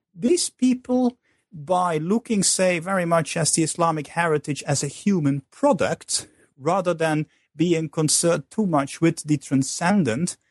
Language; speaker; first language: English; non-native, fluent; Dutch